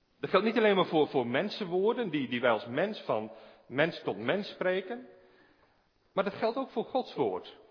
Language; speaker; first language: Dutch; native; Dutch